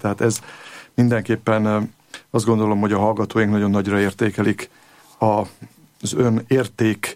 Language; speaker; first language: Hungarian; native; Hungarian